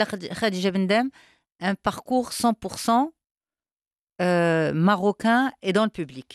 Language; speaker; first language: French; non-native, local second language; Arabic